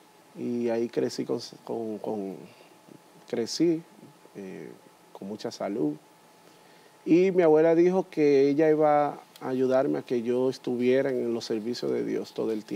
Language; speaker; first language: Spanish; native; Spanish